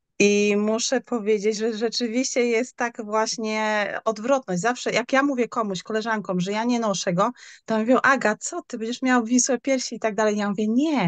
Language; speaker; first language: Polish; native; Polish